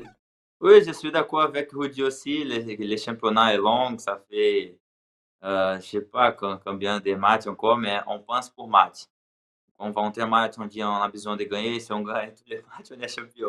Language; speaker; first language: French; non-native, learner; Portuguese